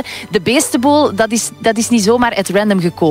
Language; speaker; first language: Dutch; native; Dutch